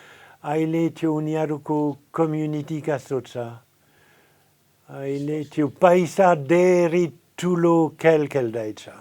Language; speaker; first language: Nepali; non-native, fluent; French